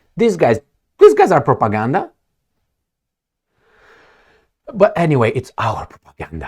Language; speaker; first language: English; non-native, fluent; Romanian